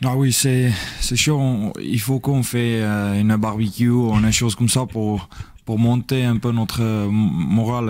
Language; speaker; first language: French; non-native, learner; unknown